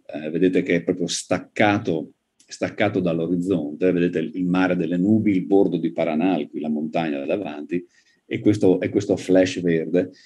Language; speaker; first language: Italian; native; Italian